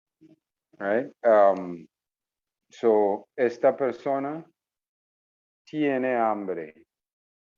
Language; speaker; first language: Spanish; non-native, fluent; English